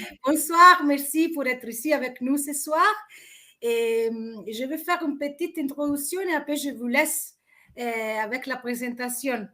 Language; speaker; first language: French; non-native, fluent; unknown